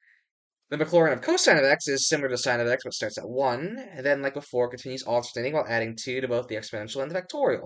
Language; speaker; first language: English; native; English